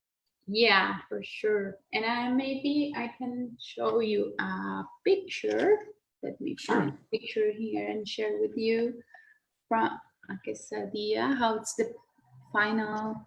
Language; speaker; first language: English; non-native, learner; Spanish